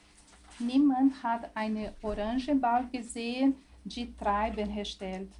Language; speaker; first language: German; non-native, learner; Portuguese